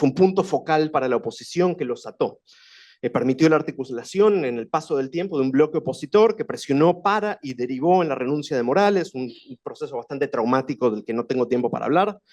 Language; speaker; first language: Spanish; native; Spanish